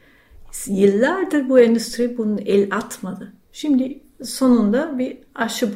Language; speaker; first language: Turkish; non-native, fluent; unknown